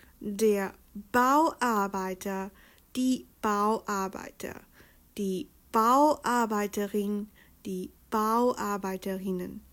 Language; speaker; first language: German; non-native, fluent; Chinese